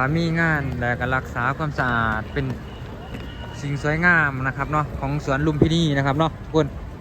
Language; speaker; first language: Thai; non-native, local second language; Lao